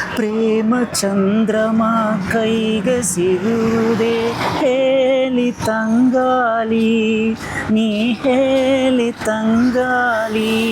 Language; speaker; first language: Kannada; non-native, local second language; Tamil